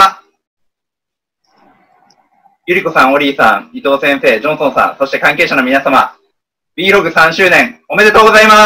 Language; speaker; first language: Japanese; native; Japanese